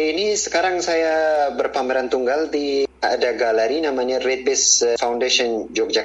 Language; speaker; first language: Indonesian; non-native, fluent; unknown